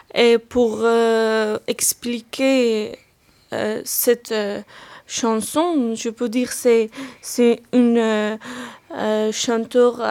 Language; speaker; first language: French; non-native, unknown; Persian